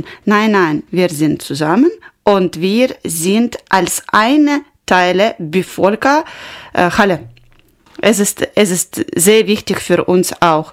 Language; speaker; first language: German; non-native, learner; Ukrainian